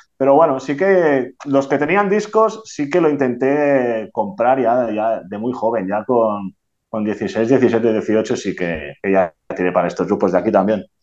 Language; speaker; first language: Spanish; non-native, local second language; Catalan